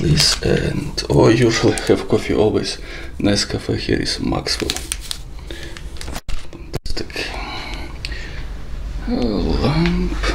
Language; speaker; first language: English; non-native, learner; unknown